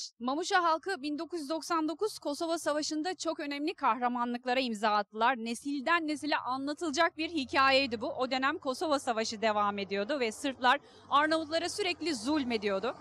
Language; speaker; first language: Turkish; native; Turkish